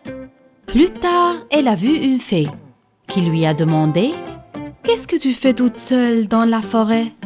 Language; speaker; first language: French; non-native, fluent; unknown